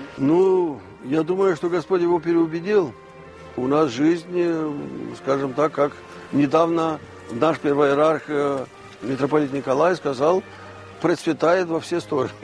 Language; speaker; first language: Russian; non-native, local second language; Romanian